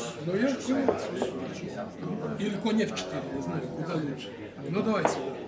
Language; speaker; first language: Russian; non-native, learner; Serbian